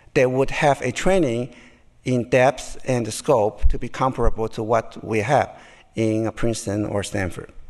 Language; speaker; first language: English; non-native, fluent; Chinese